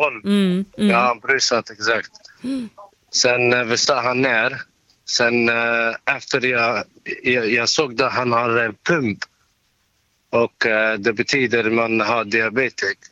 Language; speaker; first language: Swedish; non-native, learner; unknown